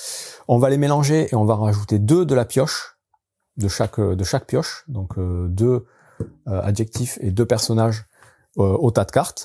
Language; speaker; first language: French; native; French